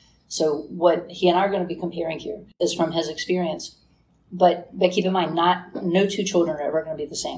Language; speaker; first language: English; native; English